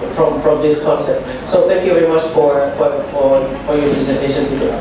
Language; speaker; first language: English; non-native, learner; Thai